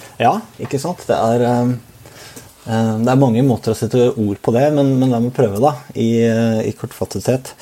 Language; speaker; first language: Norwegian; native; Norwegian